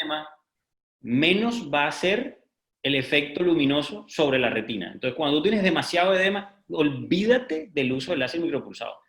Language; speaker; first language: Spanish; native; Spanish